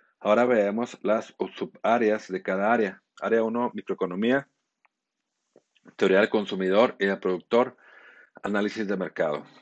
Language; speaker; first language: Spanish; native; Spanish